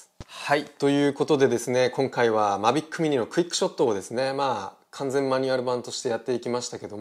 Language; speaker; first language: Japanese; native; Japanese